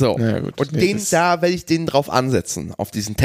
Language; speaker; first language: German; native; German